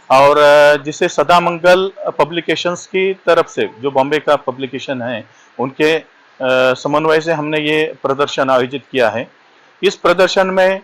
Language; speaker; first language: Hindi; non-native, local second language; Marathi